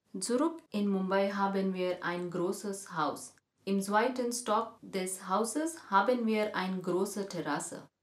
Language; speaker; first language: German; non-native, learner; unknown